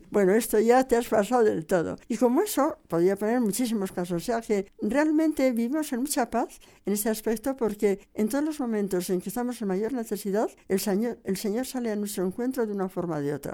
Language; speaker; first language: Spanish; native; Spanish